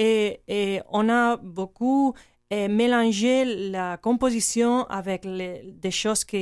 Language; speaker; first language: French; non-native, learner; Catalan